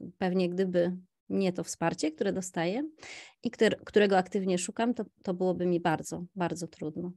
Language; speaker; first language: Polish; native; Polish